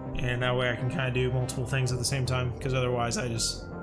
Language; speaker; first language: English; native; English